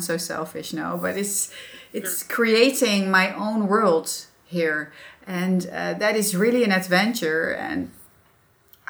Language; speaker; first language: English; non-native, fluent; Dutch